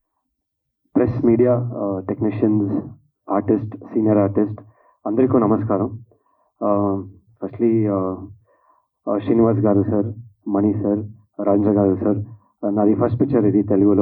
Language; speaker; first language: Telugu; non-native, learner; Kannada